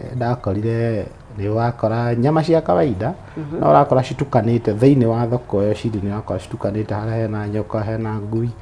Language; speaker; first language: Kikuyu; native; Kikuyu